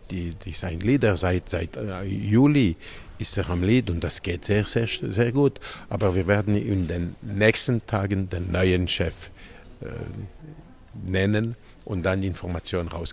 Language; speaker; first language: German; non-native, local second language; French